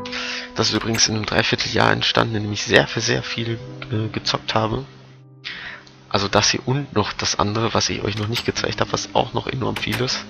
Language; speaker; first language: German; native; German